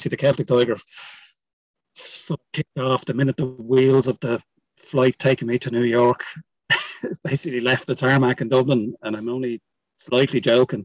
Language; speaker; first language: English; native; English